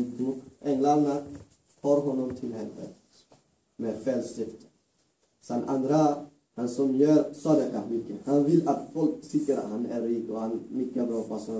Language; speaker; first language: Swedish; non-native, fluent; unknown